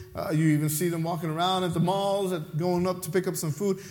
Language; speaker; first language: English; non-native, fluent; Spanish